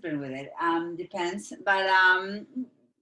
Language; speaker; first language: English; non-native, fluent; Spanish